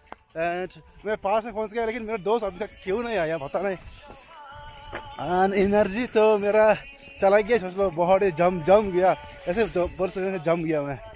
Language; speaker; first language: Hindi; non-native, local second language; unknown